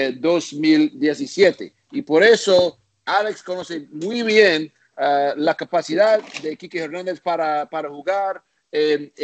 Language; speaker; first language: Spanish; non-native, learner; English